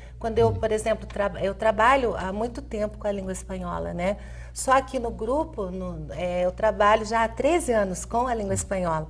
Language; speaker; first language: Portuguese; native; Portuguese